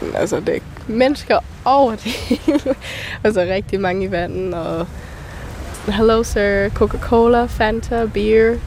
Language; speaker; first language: Danish; early bilingual, other home language; Thai